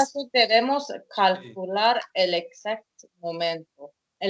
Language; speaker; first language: Spanish; non-native, fluent; Persian